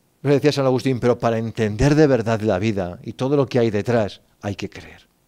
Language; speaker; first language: Spanish; native; Spanish